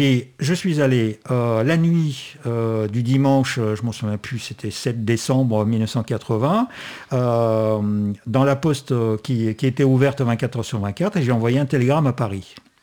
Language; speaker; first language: French; non-native, fluent; Russian